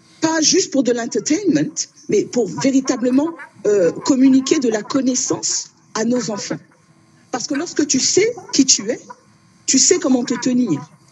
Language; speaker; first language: French; early bilingual, other home language; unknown